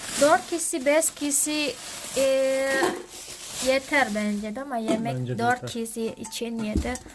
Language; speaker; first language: Turkish; non-native, learner; Indonesian